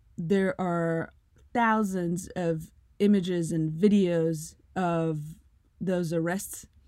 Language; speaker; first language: English; non-native, fluent; Russian